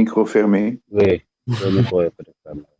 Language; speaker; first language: French; non-native, local second language; Wolof